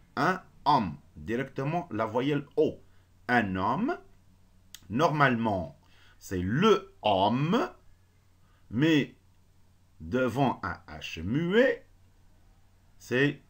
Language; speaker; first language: French; non-native, local second language; Arabic